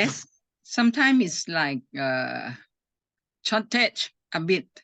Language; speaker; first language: English; non-native, learner; Thai